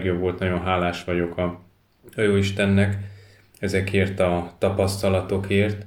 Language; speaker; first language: Hungarian; native; Hungarian